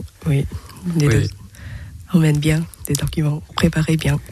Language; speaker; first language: French; non-native, learner; Thai